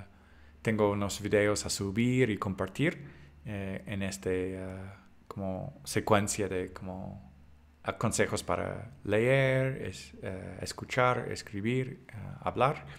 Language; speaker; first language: Spanish; non-native, fluent; English